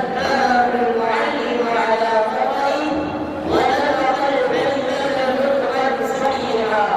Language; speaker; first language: Arabic; non-native, learner; Urdu